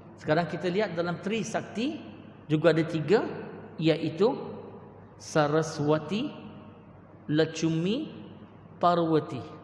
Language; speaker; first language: Malay; non-native, local second language; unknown